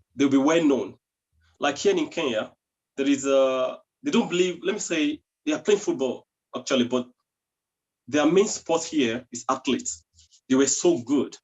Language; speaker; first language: English; non-native, local second language; Yoruba